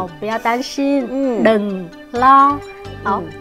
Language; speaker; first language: Chinese; non-native, local second language; Vietnamese